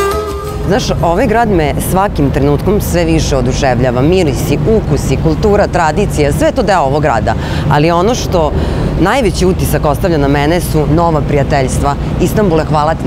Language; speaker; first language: Serbian; native; Serbian